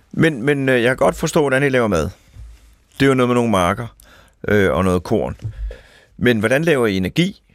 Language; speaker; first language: Danish; native; Danish